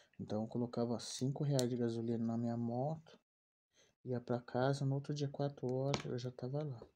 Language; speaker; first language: Portuguese; native; Portuguese